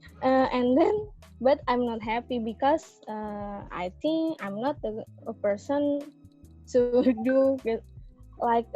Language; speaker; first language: English; non-native, learner; Indonesian